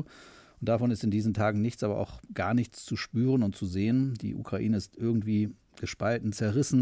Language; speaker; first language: German; native; German